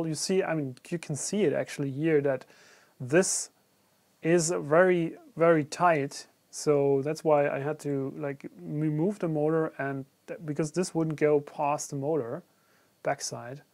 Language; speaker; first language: English; non-native, fluent; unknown